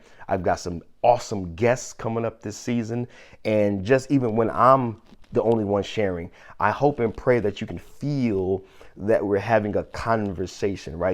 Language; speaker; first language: English; native; English